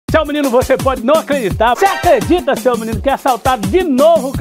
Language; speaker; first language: Portuguese; native; Portuguese